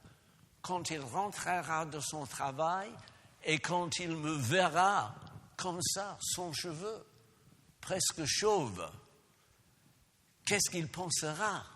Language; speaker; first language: French; non-native, fluent; English